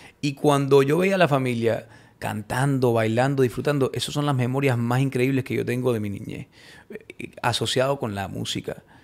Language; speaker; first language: Spanish; early bilingual, heritage; Spanish